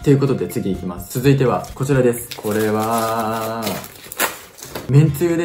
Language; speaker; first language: Japanese; native; Japanese